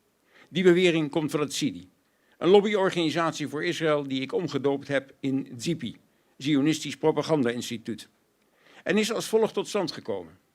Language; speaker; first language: Dutch; native; Dutch